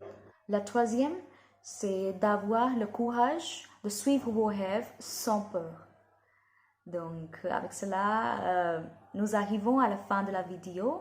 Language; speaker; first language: French; non-native, learner; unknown